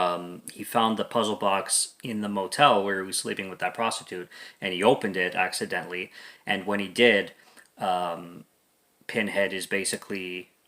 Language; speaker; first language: English; native; English